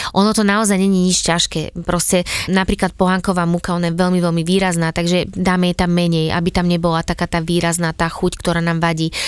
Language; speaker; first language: Slovak; native; Slovak